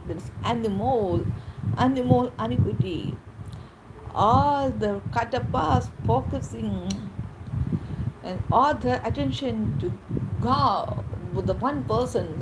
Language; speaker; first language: English; non-native, local second language; Malayalam